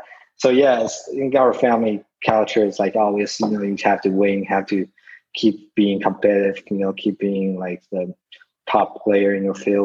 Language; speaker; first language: English; non-native, fluent; Chinese